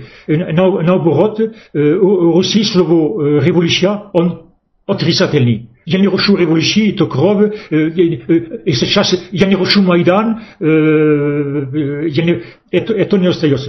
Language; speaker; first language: Russian; non-native, fluent; French